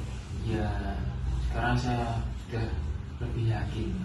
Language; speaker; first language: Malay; non-native, fluent; Indonesian